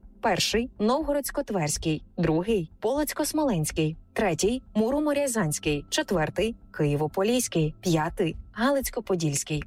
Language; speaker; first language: Ukrainian; native; Ukrainian